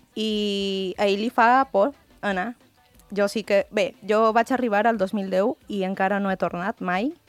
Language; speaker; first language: Catalan; early bilingual, other home language; Spanish